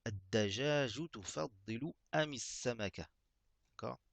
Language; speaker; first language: Arabic; non-native, fluent; French